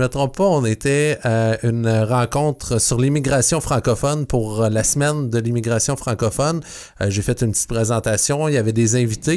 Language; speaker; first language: French; native; French